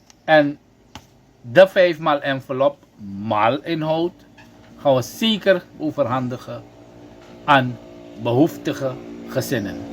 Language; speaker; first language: Dutch; non-native, local second language; Caribbean Hindustani